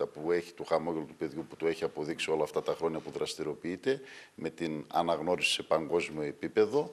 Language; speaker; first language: Greek; native; Greek